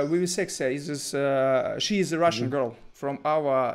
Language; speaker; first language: English; non-native, learner; Russian